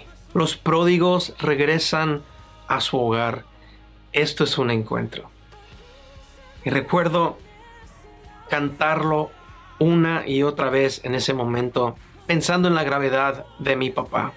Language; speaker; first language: Spanish; native; Spanish